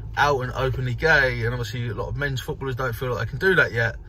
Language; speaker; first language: English; native; English